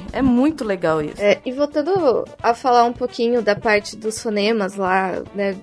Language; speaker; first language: Portuguese; native; Portuguese